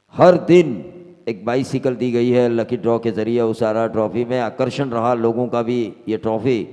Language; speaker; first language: Hindi; non-native, local second language; Marathi